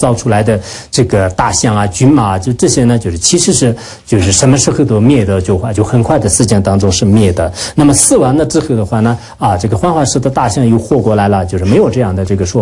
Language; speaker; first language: Chinese; non-native, local second language; Tibetan